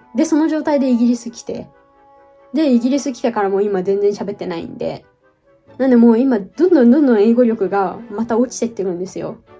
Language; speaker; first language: Japanese; native; Japanese